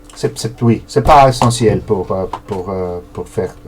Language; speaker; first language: French; non-native, learner; Portuguese